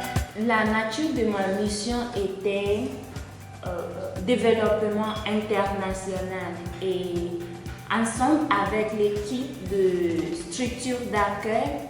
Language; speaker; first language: French; non-native, fluent; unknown